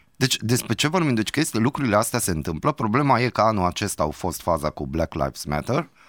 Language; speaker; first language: Romanian; native; Romanian